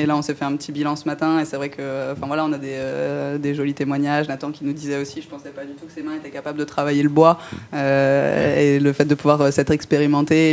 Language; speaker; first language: French; native; French